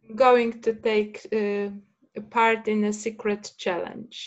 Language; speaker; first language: English; non-native, fluent; Polish